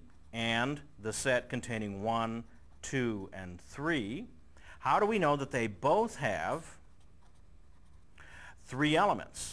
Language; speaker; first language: English; native; English